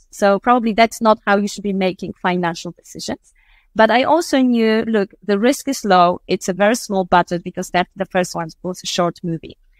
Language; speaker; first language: English; non-native, fluent; Polish